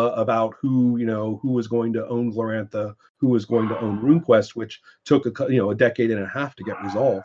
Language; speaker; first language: English; native; English